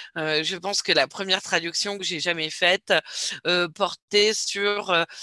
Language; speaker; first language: French; native; French